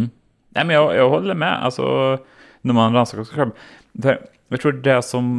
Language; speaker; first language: Swedish; native; Swedish